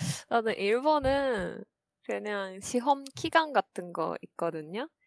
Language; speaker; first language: Korean; non-native, fluent; Japanese